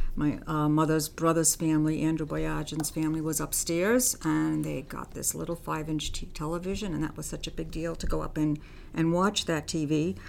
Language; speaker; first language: English; early bilingual, other home language; Armenian